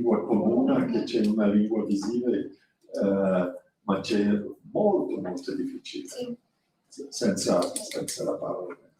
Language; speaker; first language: Italian; non-native, learner; French